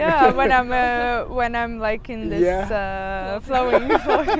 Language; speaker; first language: English; non-native, fluent; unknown